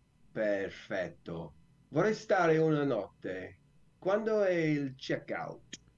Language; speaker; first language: Italian; non-native, learner; English